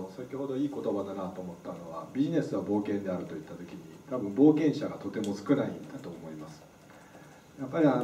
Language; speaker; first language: Japanese; native; Japanese